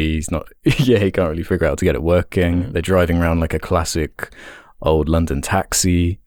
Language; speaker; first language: English; native; English